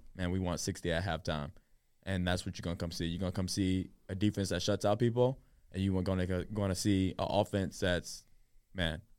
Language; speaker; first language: English; native; English